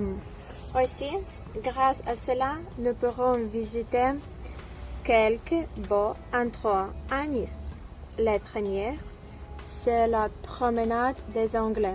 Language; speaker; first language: French; non-native, learner; Ukrainian